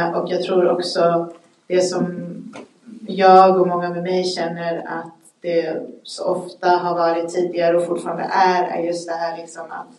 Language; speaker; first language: Swedish; native; Swedish